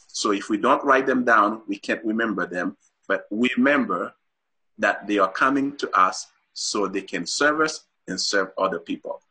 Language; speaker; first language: English; non-native, fluent; Haitian Creole